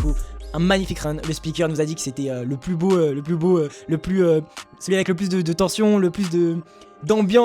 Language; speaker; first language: French; native; French